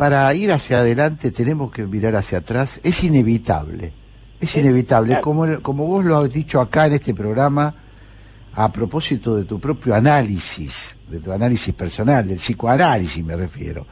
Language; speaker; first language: Spanish; native; Spanish